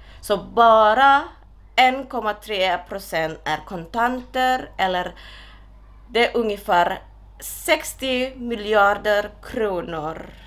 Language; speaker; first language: Swedish; non-native, learner; Indonesian